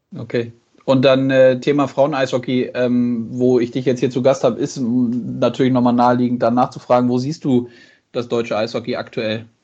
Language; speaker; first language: German; native; German